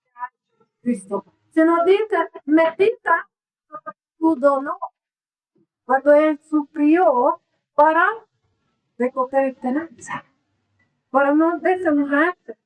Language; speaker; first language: Spanish; non-native, learner; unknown